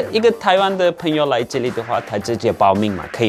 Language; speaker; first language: Chinese; non-native, fluent; Turkish